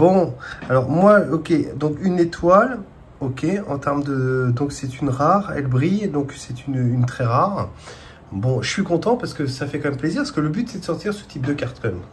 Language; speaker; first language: French; native; French